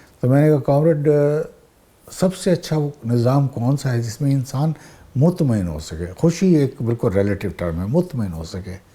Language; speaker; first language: Urdu; non-native, local second language; Saraiki